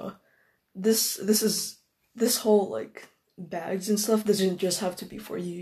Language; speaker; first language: English; non-native, local second language; Filipino